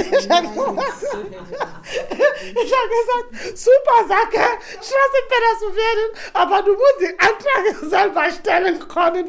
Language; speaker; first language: German; non-native, fluent; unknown